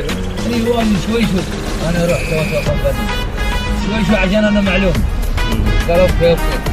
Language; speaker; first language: Arabic; non-native, learner; Filipino